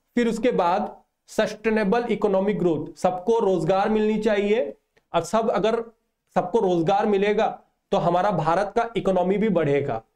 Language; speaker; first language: Hindi; non-native, local second language; Odia